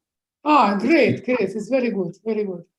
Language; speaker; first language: English; non-native, fluent; Russian